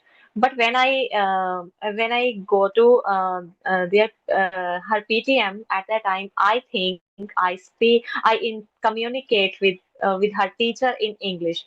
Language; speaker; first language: English; non-native, local second language; Hindi